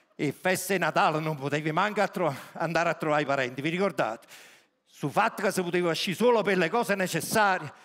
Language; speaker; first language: Italian; native; Italian